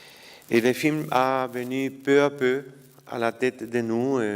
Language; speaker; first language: French; non-native, fluent; Spanish